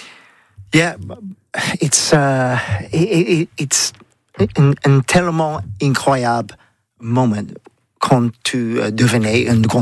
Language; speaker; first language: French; non-native, learner; English